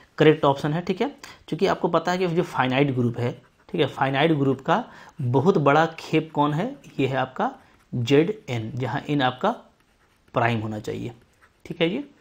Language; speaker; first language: Hindi; native; Hindi